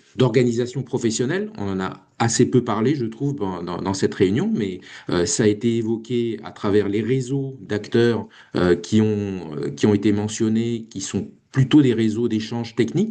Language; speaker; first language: French; native; French